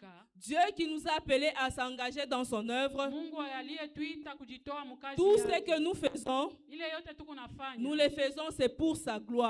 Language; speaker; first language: French; non-native, local second language; Swahili